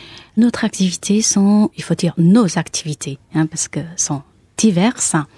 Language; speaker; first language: French; non-native, fluent; Chinese